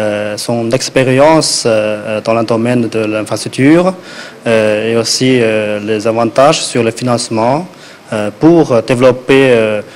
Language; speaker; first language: French; non-native, fluent; Chinese